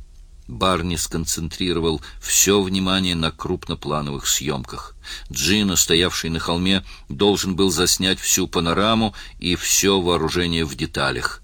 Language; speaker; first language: Russian; native; Russian